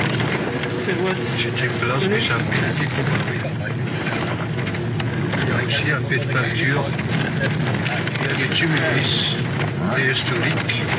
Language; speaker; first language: French; non-native, learner; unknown